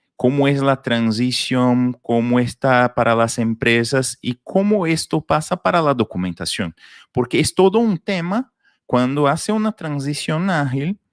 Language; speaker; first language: Spanish; non-native, fluent; Portuguese